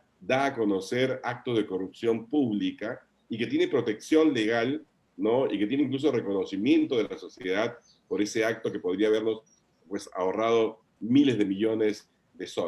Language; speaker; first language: Spanish; native; Spanish